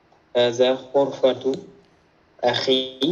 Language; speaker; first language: Arabic; non-native, learner; Fula